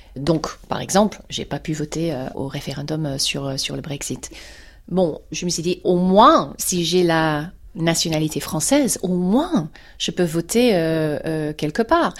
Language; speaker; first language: French; non-native, fluent; English